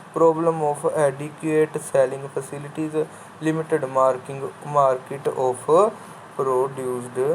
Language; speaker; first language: English; non-native, local second language; Punjabi